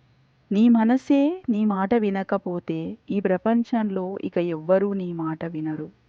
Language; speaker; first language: Telugu; native; Telugu